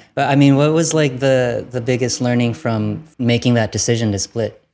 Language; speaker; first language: English; early bilingual, other home language; Vietnamese